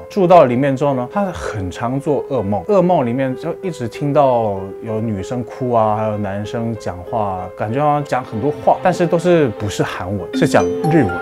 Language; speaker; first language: Chinese; non-native, fluent; Korean